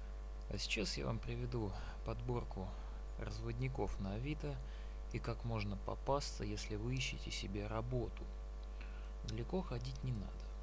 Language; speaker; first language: Russian; native; Russian